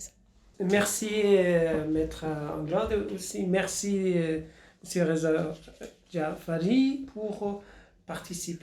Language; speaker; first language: French; non-native, fluent; Persian